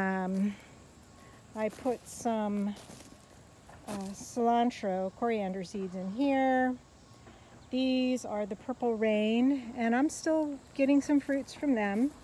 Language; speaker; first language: English; native; English